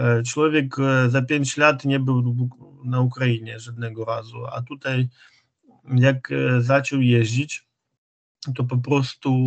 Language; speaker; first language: Polish; non-native, fluent; Ukrainian